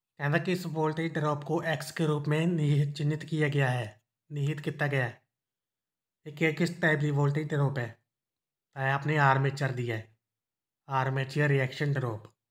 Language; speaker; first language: Hindi; non-native, local second language; Punjabi